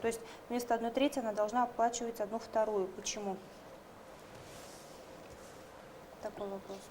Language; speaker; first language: Russian; native; Russian